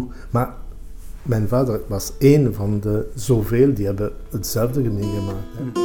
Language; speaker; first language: Dutch; non-native, local second language; Italian